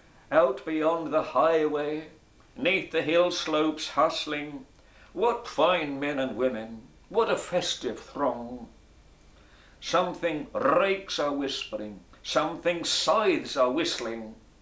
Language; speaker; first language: English; native; English